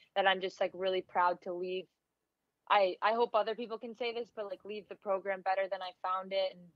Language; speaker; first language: English; native; English